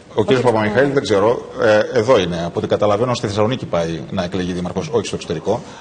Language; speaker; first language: Greek; native; Greek